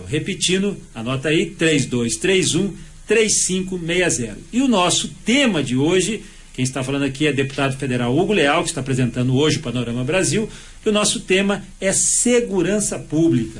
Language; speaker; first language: Portuguese; native; Portuguese